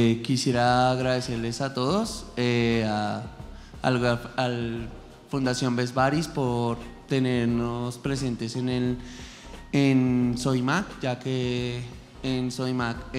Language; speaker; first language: Spanish; native; Spanish